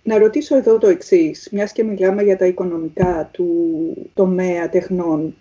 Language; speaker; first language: Greek; native; Greek